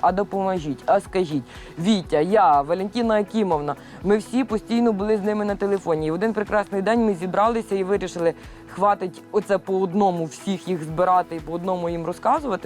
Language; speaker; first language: Ukrainian; native; Ukrainian